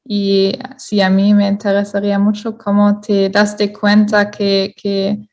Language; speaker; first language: Spanish; non-native, fluent; German